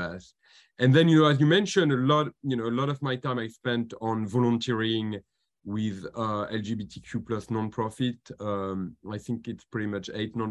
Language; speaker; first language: English; non-native, fluent; French